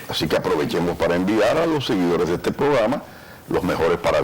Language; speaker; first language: Spanish; native; Spanish